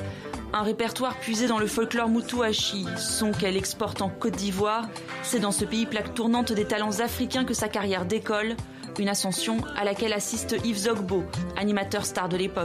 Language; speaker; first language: French; native; French